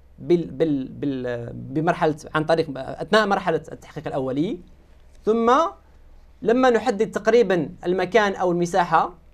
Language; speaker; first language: Arabic; native; Arabic